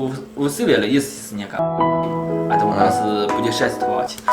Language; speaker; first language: Russian; non-native, learner; Chinese